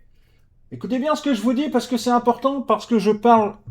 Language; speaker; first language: French; native; French